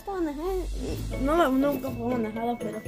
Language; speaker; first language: Spanish; early bilingual, heritage; Spanish